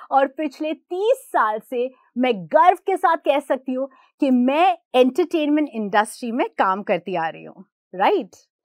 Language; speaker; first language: Hindi; non-native, local second language; Gujarati